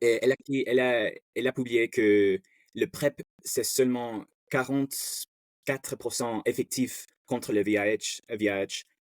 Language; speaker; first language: French; non-native, learner; English